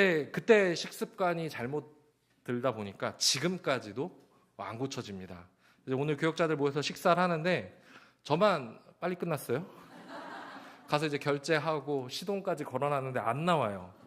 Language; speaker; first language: Korean; native; Korean